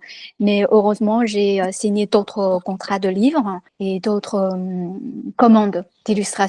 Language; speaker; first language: French; non-native, fluent; Chinese